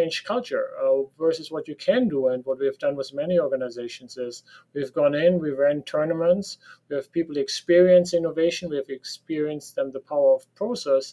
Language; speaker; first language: English; non-native, fluent; German